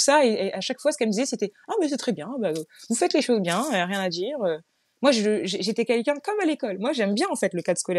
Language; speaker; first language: French; native; French